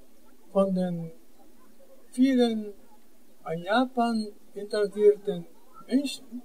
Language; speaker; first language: German; non-native, fluent; Japanese